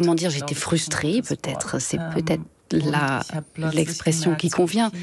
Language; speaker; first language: French; non-native, fluent; German